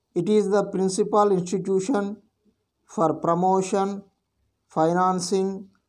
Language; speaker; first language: English; non-native, local second language; Telugu